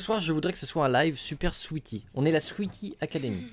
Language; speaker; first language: French; native; French